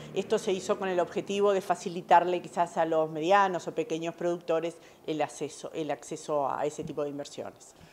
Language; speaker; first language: Spanish; native; Spanish